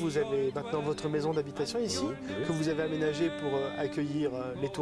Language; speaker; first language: French; native; French